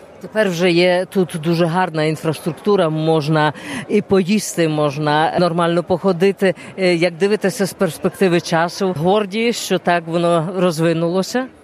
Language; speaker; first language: Ukrainian; early bilingual, heritage; Ukrainian